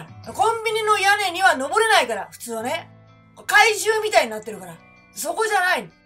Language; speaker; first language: Japanese; native; Japanese